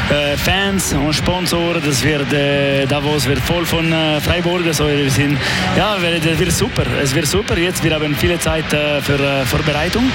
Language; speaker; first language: German; non-native, learner; French